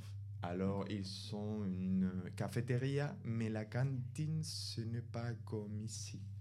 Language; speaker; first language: French; non-native, fluent; Spanish